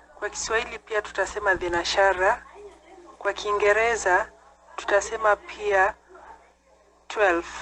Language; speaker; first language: Swahili; non-native, local second language; Kikuyu